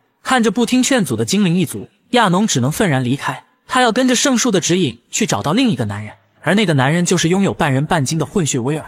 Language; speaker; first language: Chinese; native; Chinese